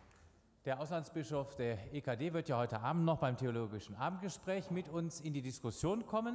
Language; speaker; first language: German; native; German